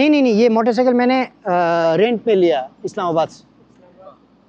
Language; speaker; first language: Hindi; non-native, learner; Bangla